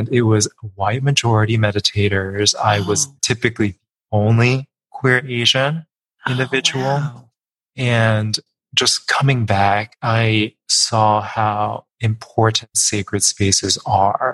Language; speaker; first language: English; native; English